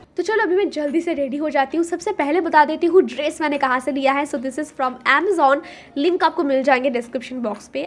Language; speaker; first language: Hindi; non-native, local second language; Bangla